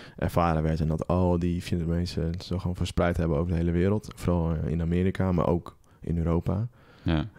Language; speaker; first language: Dutch; native; Dutch